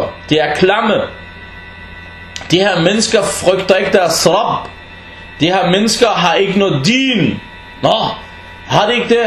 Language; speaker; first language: Danish; early bilingual, other home language; Arabic